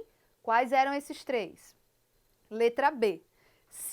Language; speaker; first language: Portuguese; native; Portuguese